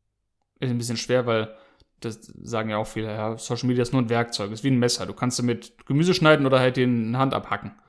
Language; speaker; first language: German; native; German